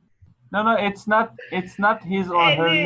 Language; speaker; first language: English; non-native, fluent; Arabic